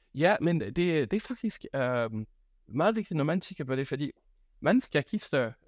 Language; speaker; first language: Danish; non-native, fluent; French